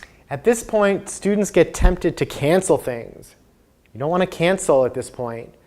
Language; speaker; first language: English; native; English